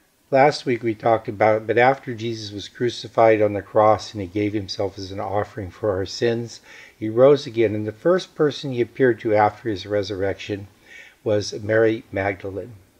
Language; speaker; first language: English; native; English